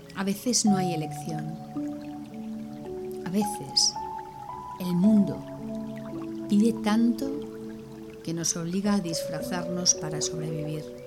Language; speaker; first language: Spanish; native; Spanish